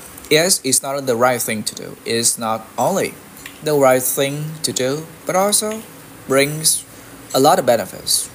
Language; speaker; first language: English; non-native, fluent; Vietnamese